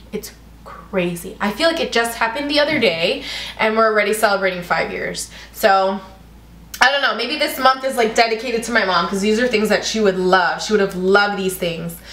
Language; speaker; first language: English; native; English